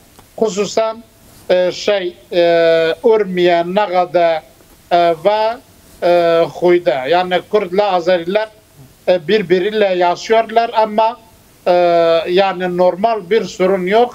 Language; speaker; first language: Turkish; non-native, fluent; Kurdish